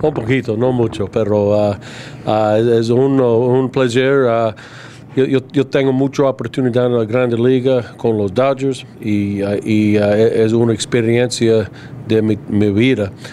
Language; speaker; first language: Spanish; non-native, learner; English